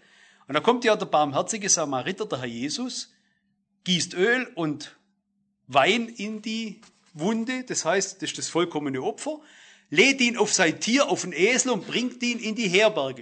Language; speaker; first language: German; native; German